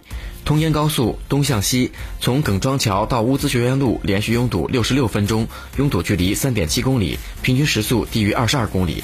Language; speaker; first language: Chinese; native; Chinese